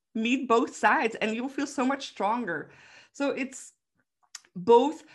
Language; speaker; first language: English; non-native, fluent; Dutch